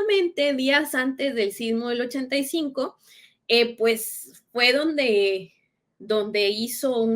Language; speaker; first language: Spanish; native; Spanish